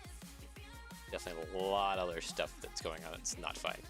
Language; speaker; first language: English; native; English